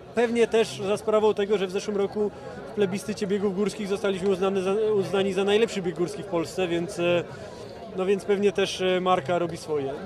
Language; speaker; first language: Polish; native; Polish